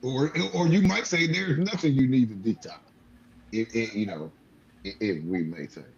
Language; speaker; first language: English; native; English